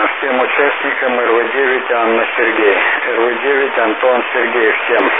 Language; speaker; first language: Russian; native; Russian